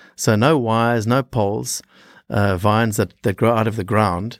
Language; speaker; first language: English; native; English